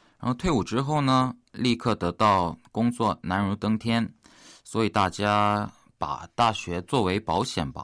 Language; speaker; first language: Chinese; early bilingual, other home language; Korean